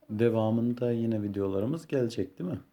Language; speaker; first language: Turkish; native; Turkish